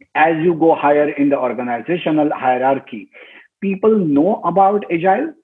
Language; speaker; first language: English; non-native, local second language; Marathi